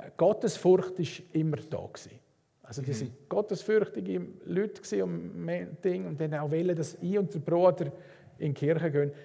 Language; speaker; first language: German; native; German